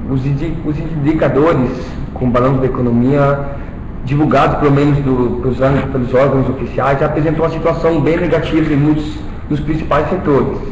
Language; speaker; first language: Portuguese; early bilingual, heritage; Italian